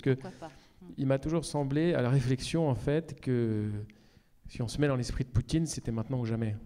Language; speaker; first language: French; native; French